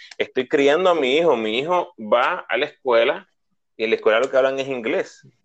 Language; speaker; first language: Spanish; native; Spanish